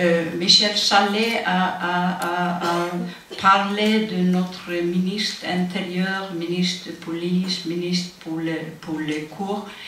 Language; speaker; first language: French; non-native, fluent; Icelandic